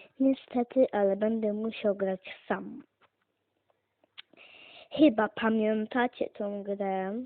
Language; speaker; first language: Polish; native; Polish